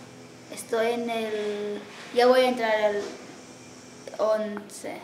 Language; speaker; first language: Spanish; early bilingual, heritage; English